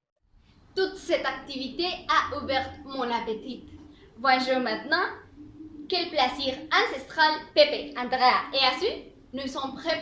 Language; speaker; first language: French; non-native, learner; Spanish